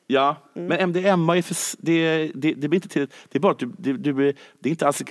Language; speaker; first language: Swedish; native; Swedish